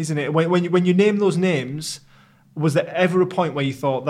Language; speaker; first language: English; native; English